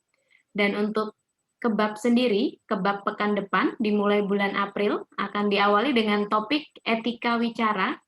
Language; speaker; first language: Indonesian; native; Indonesian